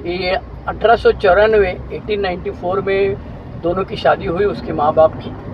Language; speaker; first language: Hindi; non-native, local second language; Marathi